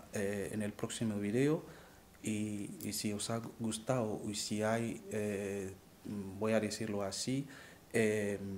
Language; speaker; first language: Spanish; non-native, fluent; French